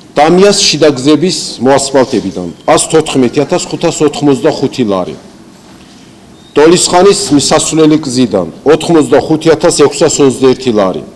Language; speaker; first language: Georgian; non-native, local second language; Azerbaijani